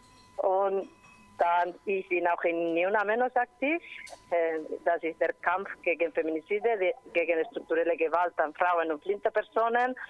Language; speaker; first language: German; non-native, learner; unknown